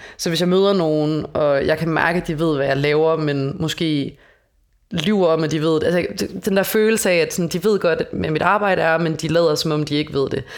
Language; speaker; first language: Danish; native; Danish